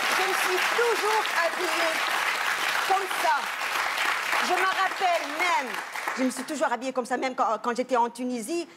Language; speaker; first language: French; non-native, local second language; Arabic